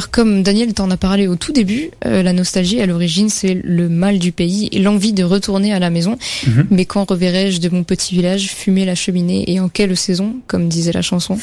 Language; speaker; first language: French; native; French